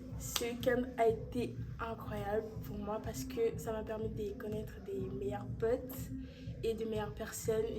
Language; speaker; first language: French; native; French